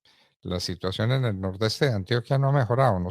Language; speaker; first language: Spanish; native; Spanish